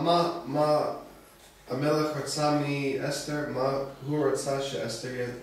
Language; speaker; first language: Hebrew; non-native, learner; English